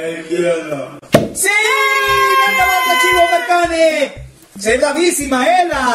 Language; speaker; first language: Italian; non-native, learner; Spanish